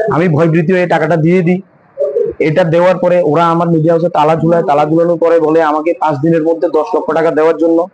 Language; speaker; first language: Bangla; native; Bangla